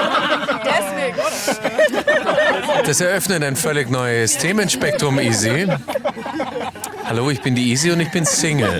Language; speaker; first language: German; native; German